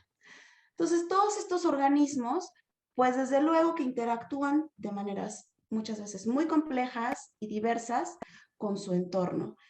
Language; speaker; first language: Spanish; native; Spanish